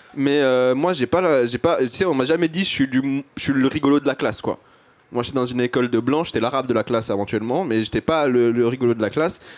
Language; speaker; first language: French; native; French